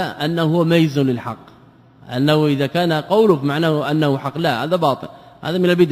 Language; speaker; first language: Arabic; native; Arabic